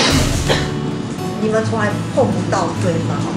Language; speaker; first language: Chinese; native; Chinese